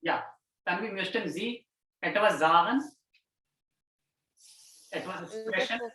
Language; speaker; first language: German; non-native, fluent; Hindi